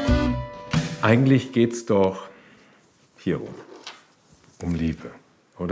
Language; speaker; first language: German; native; German